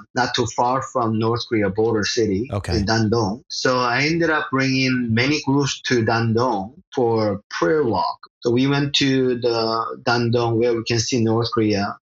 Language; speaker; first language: English; early bilingual, other home language; Korean